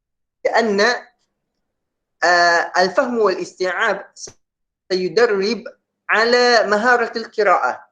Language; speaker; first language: Arabic; non-native, fluent; Malay